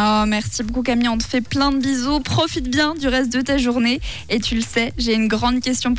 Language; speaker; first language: French; native; French